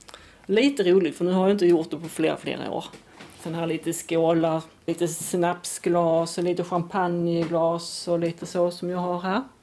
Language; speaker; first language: Swedish; non-native, fluent; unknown